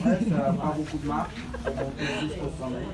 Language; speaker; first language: French; non-native, fluent; Vietnamese